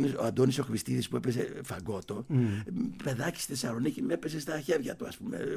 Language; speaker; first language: Greek; early bilingual, heritage; Greek